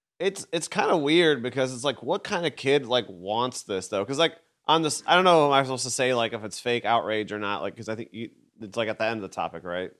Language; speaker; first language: English; native; English